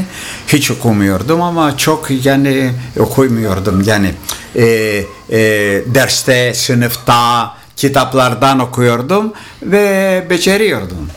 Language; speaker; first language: Turkish; non-native, local second language; Greek